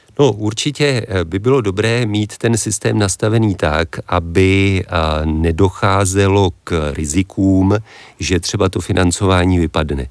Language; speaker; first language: Czech; native; Czech